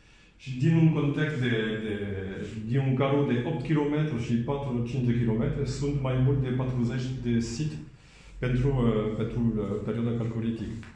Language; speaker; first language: Romanian; non-native, learner; French